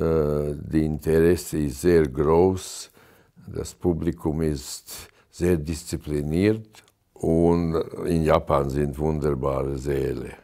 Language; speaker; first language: German; non-native, fluent; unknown